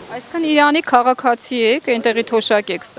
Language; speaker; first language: Armenian; native; Armenian